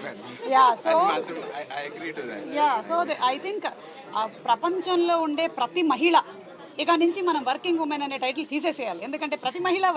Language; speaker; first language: Telugu; native; Telugu